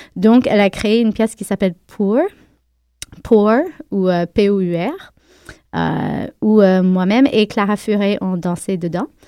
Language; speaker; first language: French; native; French